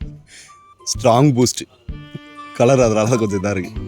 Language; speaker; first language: Tamil; native; Tamil